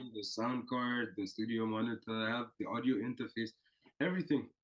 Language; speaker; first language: English; non-native, local second language; Yoruba